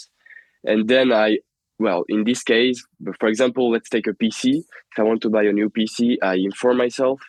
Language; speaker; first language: English; non-native, fluent; French